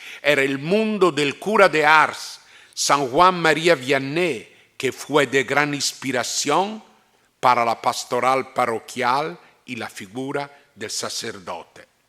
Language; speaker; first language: Spanish; non-native, fluent; Italian